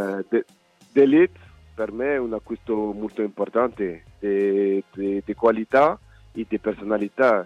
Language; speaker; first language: Italian; non-native, fluent; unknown